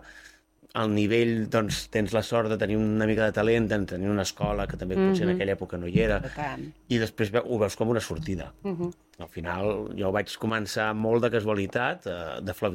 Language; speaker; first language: Catalan; native; Catalan